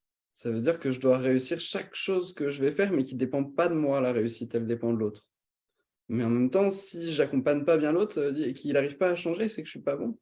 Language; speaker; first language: French; native; French